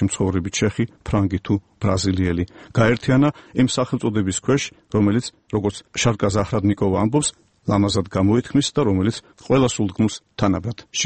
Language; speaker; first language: Georgian; native; Georgian